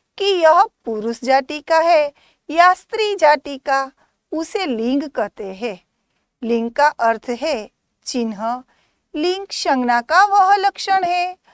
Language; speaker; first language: Hindi; non-native, local second language; Gujarati